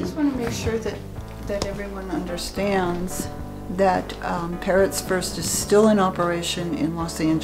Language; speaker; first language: English; native; English